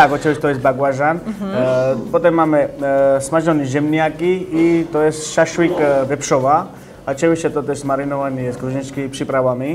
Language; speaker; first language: Polish; non-native, learner; Georgian